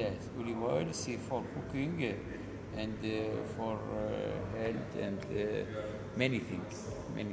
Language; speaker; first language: English; non-native, learner; Arabic